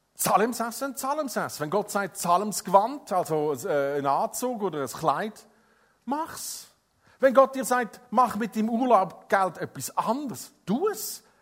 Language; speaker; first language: German; non-native, fluent; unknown